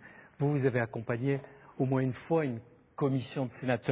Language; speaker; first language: French; native; French